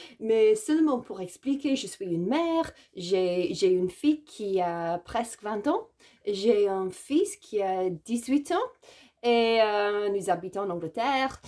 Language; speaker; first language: French; non-native, learner; English